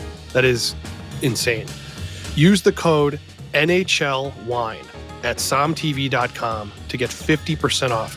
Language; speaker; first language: English; native; English